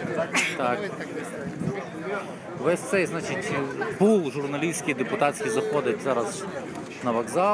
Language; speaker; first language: Ukrainian; native; Ukrainian